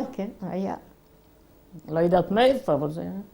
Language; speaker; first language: Hebrew; non-native, fluent; Yiddish